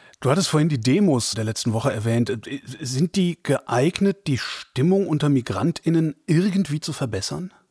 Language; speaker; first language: German; native; German